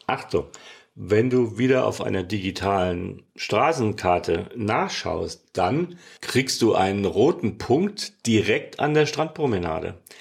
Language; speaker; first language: German; native; German